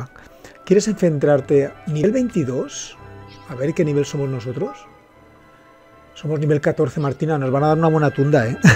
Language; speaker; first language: Spanish; native; Spanish